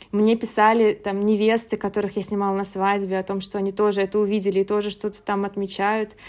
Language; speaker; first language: Russian; native; Russian